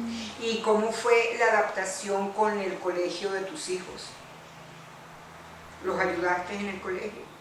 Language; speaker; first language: Spanish; early bilingual, other home language; Greek